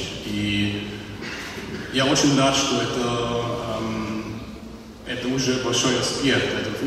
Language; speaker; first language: Russian; non-native, learner; German